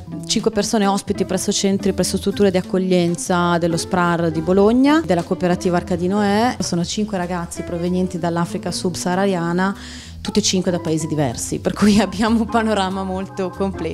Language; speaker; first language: Italian; native; Italian